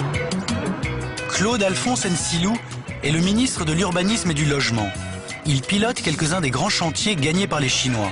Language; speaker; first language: French; native; French